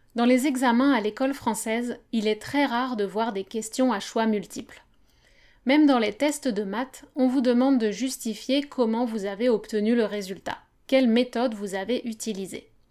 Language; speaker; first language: French; native; French